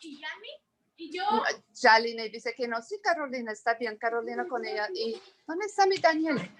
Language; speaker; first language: Spanish; non-native, fluent; English